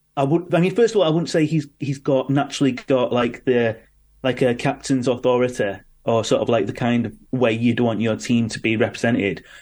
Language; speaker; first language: English; native; English